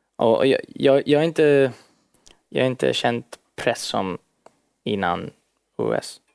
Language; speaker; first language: Swedish; early bilingual, heritage; Swedish